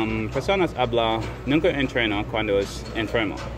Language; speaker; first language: Spanish; non-native, learner; English